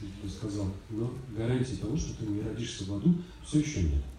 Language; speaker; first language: Russian; native; Russian